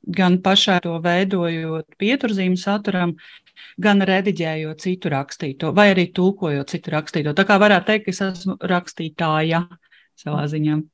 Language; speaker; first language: Latvian; non-native, local second language; Russian